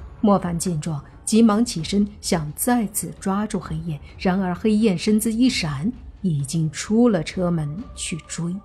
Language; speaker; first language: Chinese; native; Chinese